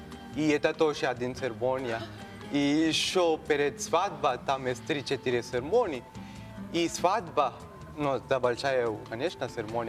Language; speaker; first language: Russian; non-native, learner; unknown